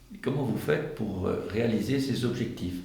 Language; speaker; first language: French; native; French